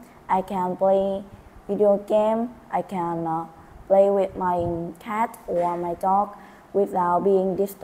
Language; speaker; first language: English; non-native, learner; Vietnamese